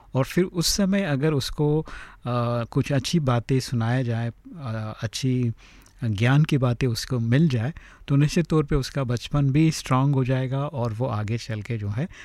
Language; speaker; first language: Hindi; native; Hindi